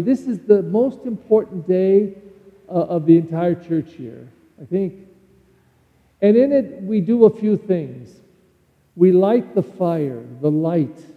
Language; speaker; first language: English; native; English